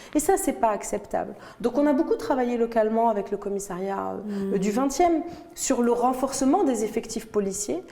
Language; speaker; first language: French; non-native, local second language; Arabic